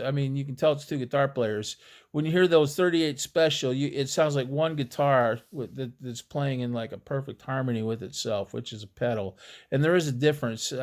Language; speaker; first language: English; native; English